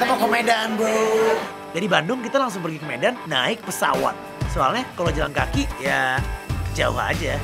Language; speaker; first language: Indonesian; native; Indonesian